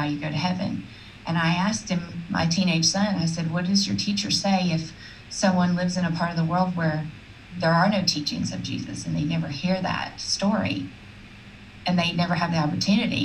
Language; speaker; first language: English; native; English